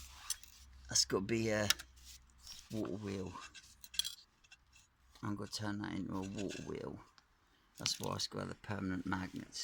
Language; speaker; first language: English; native; English